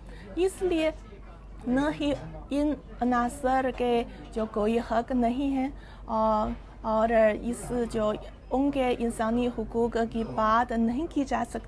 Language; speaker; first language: Hindi; non-native, fluent; Chinese